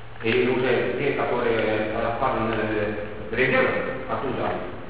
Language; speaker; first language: Russian; non-native, local second language; Estonian